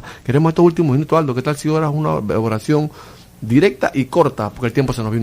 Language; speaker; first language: Spanish; native; Spanish